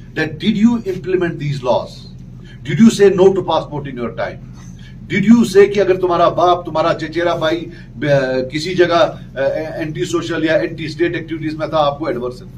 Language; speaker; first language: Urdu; non-native, local second language; Kashmiri